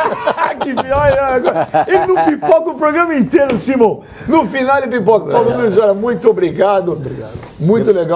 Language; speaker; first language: Portuguese; native; Portuguese